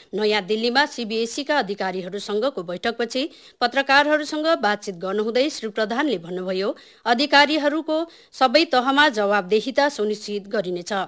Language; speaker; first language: Nepali; native; Nepali